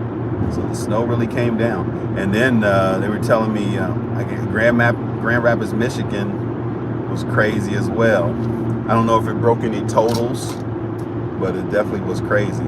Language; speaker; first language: English; native; English